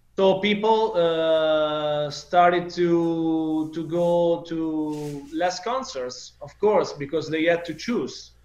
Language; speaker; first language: English; non-native, fluent; Italian